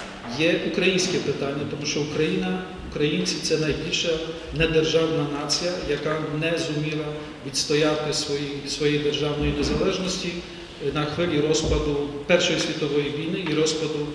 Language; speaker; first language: Ukrainian; native; Ukrainian